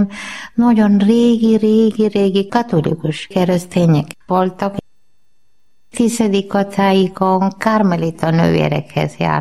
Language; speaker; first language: Hungarian; non-native, learner; Malayalam